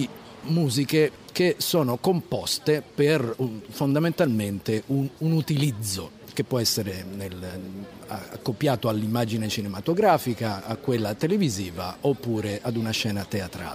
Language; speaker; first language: Italian; native; Italian